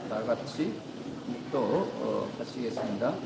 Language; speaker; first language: Korean; native; Korean